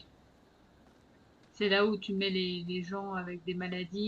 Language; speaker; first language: French; native; French